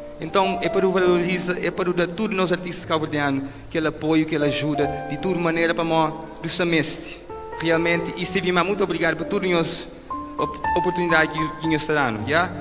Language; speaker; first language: Portuguese; non-native, local second language; Kabuverdianu